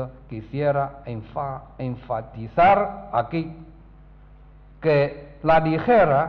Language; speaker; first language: Spanish; non-native, learner; Chinese